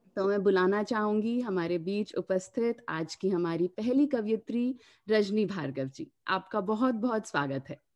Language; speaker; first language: Hindi; native; Hindi